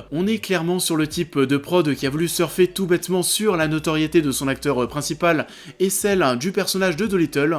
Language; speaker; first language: French; native; French